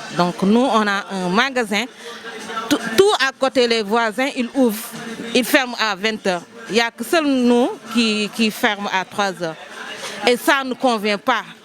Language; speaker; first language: French; non-native, local second language; Wolof